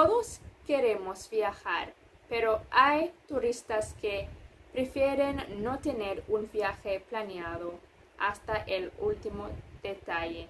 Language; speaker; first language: Spanish; non-native, fluent; English